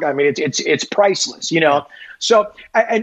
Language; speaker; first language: English; native; English